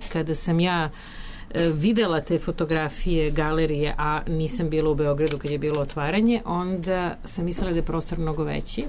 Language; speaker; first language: Serbian; native; Serbian